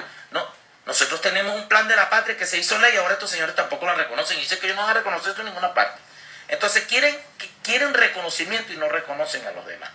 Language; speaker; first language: Spanish; native; Spanish